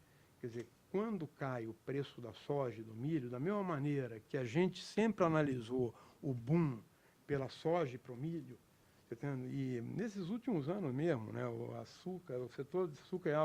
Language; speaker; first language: Portuguese; native; Portuguese